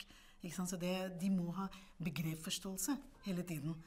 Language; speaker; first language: Norwegian; non-native, fluent; Urdu